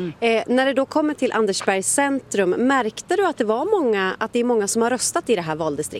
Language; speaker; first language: Swedish; native; Swedish